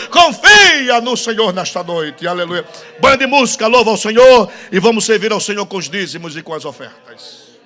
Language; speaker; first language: Portuguese; native; Portuguese